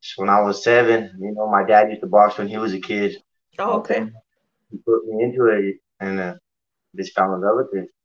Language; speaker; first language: English; native; English